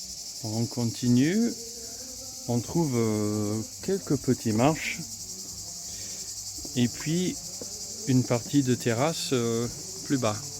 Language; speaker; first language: French; non-native, fluent; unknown